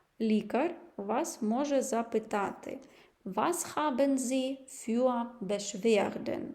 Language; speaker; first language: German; non-native, fluent; Ukrainian